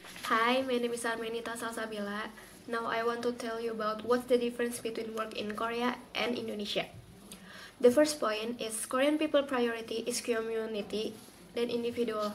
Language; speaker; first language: English; non-native, learner; Indonesian